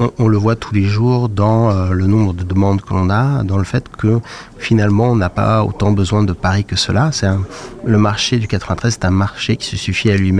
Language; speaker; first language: French; native; French